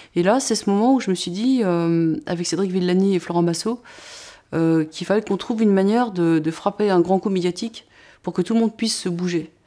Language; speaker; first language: French; native; French